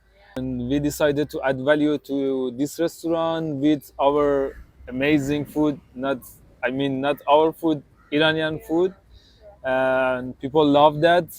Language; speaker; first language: English; non-native, learner; Persian